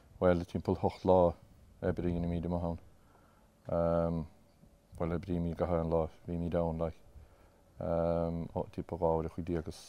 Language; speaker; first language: Irish; native; Irish